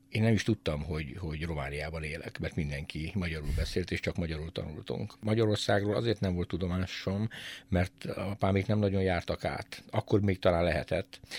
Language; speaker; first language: Hungarian; native; Hungarian